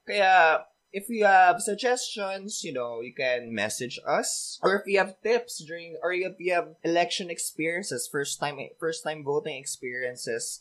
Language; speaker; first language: English; non-native, local second language; Filipino